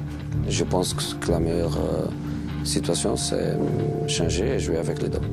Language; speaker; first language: French; non-native, fluent; Portuguese